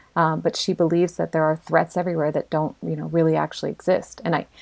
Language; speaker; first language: English; native; English